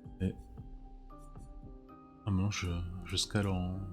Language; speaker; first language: French; native; French